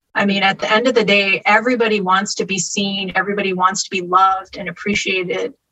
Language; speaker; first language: English; native; English